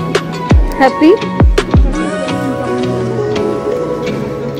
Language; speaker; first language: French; non-native, learner; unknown